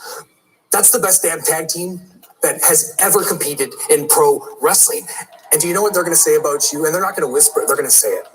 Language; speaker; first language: English; native; English